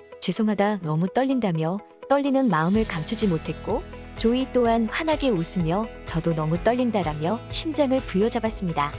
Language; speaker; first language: Korean; native; Korean